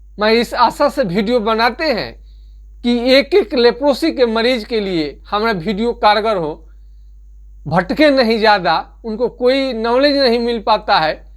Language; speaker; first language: Hindi; native; Hindi